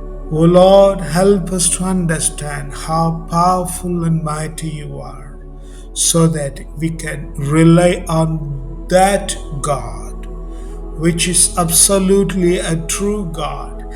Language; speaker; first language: English; non-native, local second language; Tamil